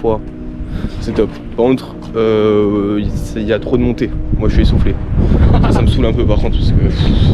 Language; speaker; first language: French; native; French